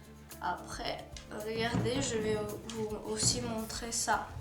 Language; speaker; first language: French; non-native, learner; Ukrainian